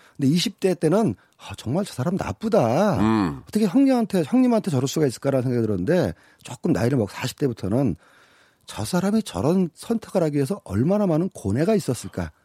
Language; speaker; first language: Korean; native; Korean